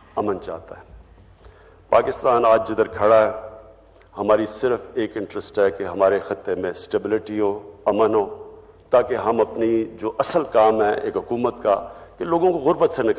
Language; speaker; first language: Urdu; native; Urdu